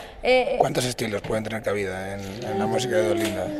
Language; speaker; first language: Spanish; native; Spanish